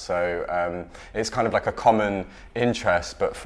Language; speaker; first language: English; native; English